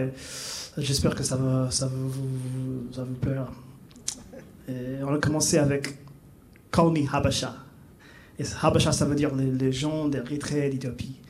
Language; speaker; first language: French; non-native, learner; English